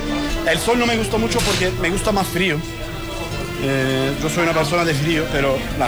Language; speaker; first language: Spanish; non-native, learner; Turkish